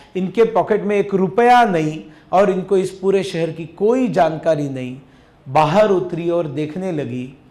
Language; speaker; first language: Hindi; non-native, local second language; Marathi